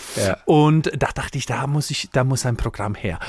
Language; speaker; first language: German; non-native, fluent; Croatian